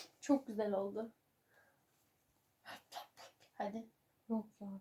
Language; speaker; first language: Turkish; native; Turkish